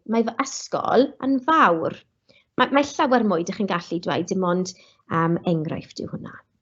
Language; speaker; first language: Welsh; non-native, local second language; English